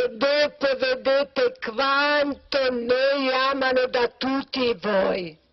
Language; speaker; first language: Italian; non-native, learner; Croatian